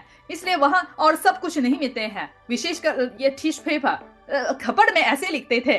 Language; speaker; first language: Hindi; non-native, learner; Chinese